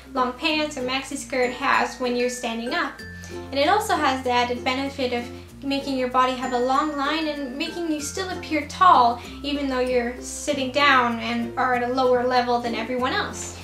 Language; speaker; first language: English; native; English